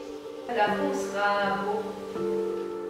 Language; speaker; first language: French; non-native, fluent; German